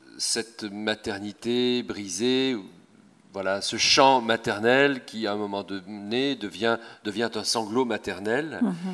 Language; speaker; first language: French; native; French